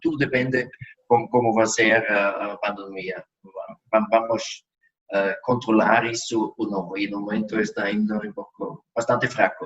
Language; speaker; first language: Portuguese; non-native, fluent; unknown